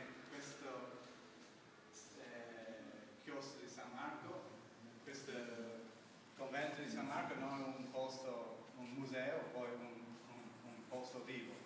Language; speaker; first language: Italian; non-native, learner; English